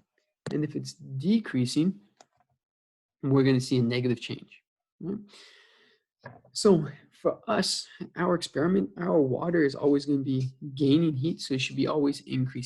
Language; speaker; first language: English; native; English